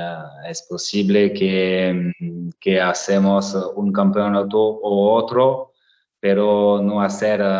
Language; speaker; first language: Spanish; non-native, learner; French